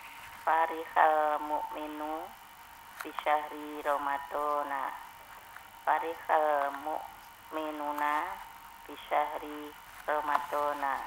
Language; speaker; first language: Arabic; non-native, learner; Indonesian